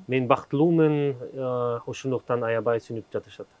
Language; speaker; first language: Kyrgyz; non-native, learner; German